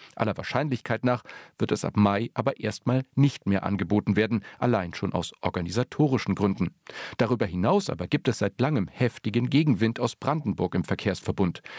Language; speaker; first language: German; native; German